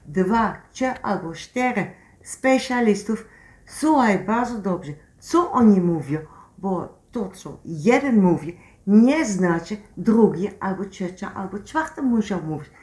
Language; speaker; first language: Polish; non-native, learner; Dutch